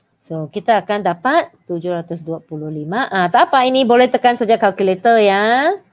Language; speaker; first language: Malay; non-native, local second language; Chinese